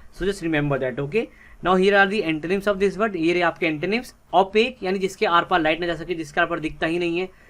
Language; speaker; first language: Hindi; native; Hindi